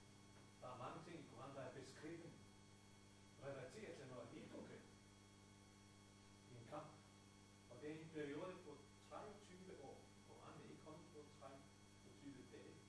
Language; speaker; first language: Danish; non-native, fluent; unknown